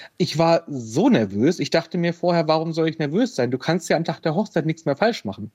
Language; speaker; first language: German; native; German